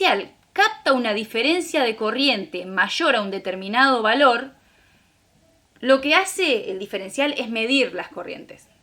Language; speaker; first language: Spanish; native; Spanish